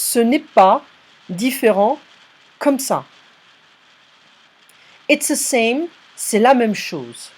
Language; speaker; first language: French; non-native, fluent; English